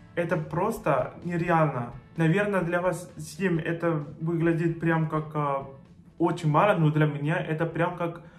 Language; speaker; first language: Russian; non-native, fluent; Spanish